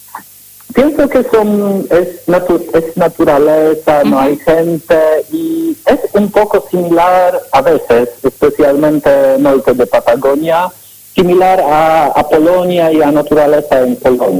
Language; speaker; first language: Spanish; non-native, learner; Polish